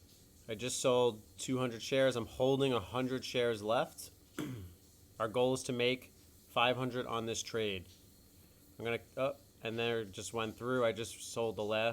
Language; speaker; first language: English; native; English